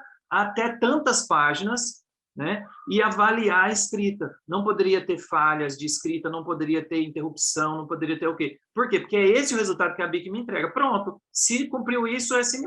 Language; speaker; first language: Portuguese; native; Portuguese